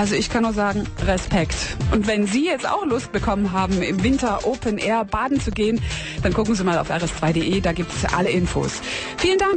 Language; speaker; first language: German; native; German